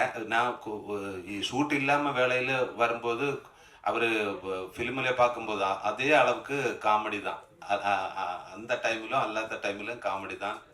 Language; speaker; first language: Tamil; non-native, learner; Malayalam